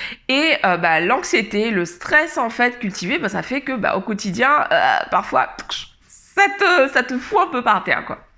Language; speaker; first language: French; native; French